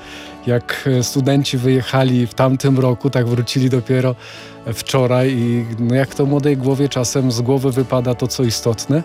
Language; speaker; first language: Polish; native; Polish